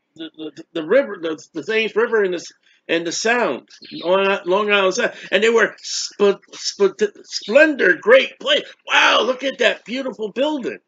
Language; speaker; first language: English; native; English